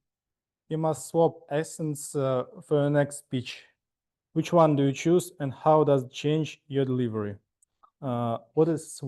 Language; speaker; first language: English; non-native, fluent; Russian